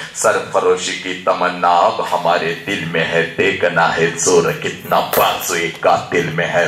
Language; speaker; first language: Hindi; non-native, local second language; Marathi